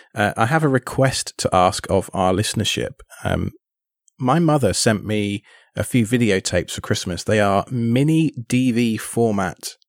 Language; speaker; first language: English; native; English